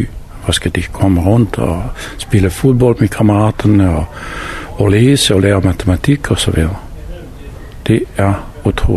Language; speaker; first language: Danish; non-native, fluent; Bosnian